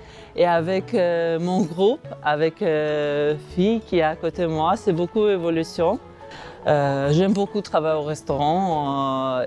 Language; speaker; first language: French; non-native, learner; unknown